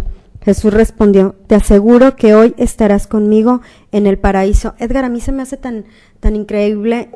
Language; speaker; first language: Spanish; native; Spanish